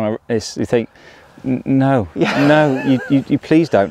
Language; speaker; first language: English; native; English